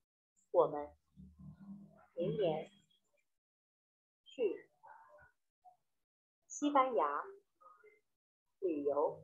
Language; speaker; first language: Chinese; non-native, learner; Vietnamese